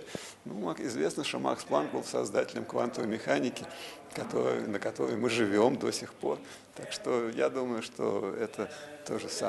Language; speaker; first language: Russian; native; Russian